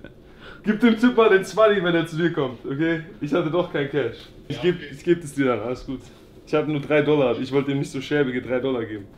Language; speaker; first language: German; native; German